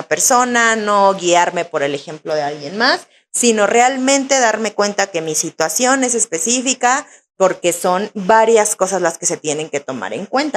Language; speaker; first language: Spanish; native; Spanish